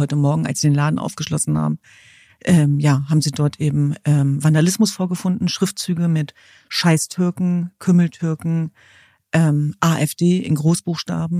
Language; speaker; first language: German; early bilingual, other home language; Kurdish